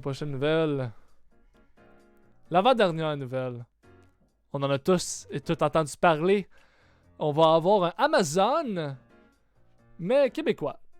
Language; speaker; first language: French; native; French